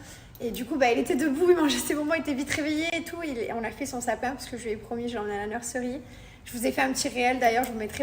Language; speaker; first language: French; native; French